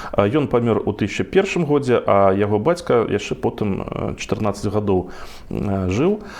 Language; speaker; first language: Belarusian; non-native, local second language; Russian